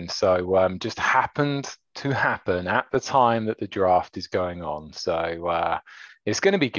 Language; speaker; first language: English; native; English